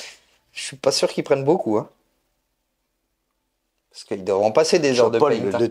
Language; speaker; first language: French; native; French